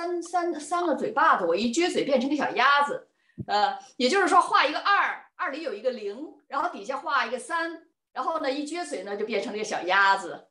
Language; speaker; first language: Chinese; native; Chinese